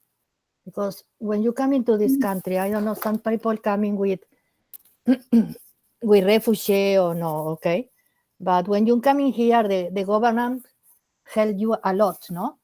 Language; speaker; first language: English; non-native, learner; Spanish